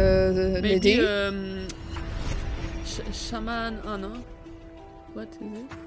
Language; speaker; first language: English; non-native, fluent; French